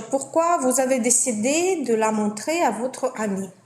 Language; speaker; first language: French; non-native, fluent; Russian